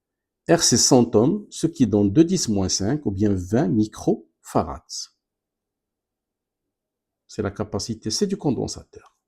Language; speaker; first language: French; non-native, local second language; Arabic